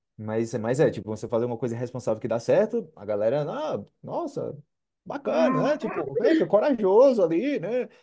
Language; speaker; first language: Portuguese; native; Portuguese